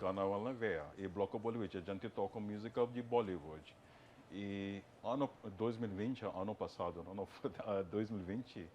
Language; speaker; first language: Portuguese; non-native, fluent; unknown